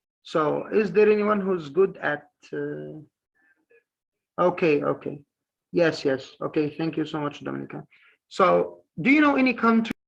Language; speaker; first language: English; non-native, fluent; Arabic